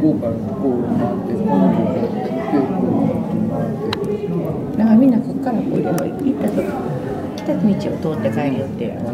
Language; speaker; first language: Japanese; native; Japanese